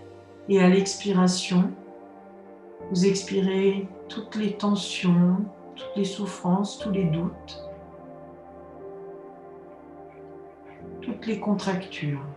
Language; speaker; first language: French; native; French